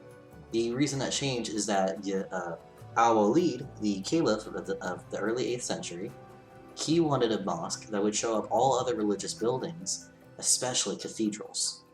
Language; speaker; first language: English; native; English